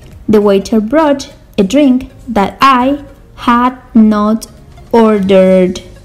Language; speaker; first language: English; non-native, fluent; Spanish